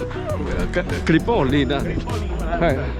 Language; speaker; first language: Swedish; non-native, fluent; Vietnamese